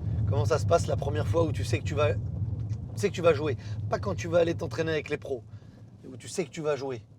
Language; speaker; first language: French; native; French